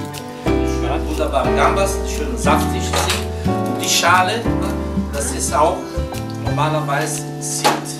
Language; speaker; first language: German; non-native, fluent; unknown